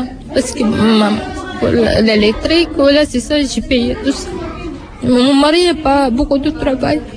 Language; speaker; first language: French; non-native, learner; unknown